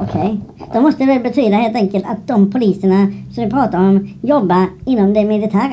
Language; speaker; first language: Swedish; native; Swedish